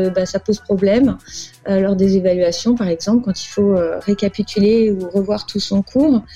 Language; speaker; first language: French; native; French